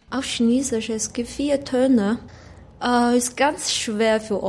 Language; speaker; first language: German; non-native, learner; Chinese